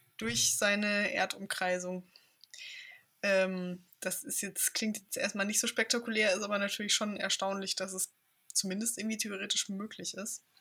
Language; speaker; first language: German; native; German